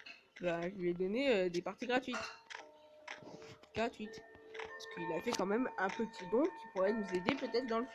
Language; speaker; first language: French; native; French